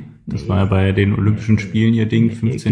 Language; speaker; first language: German; native; German